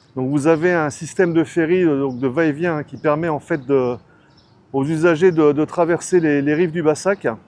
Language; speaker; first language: French; native; French